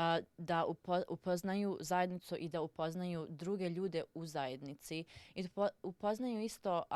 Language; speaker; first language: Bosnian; early bilingual, heritage; Serbian